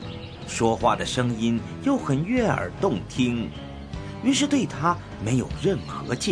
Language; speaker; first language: Chinese; native; Chinese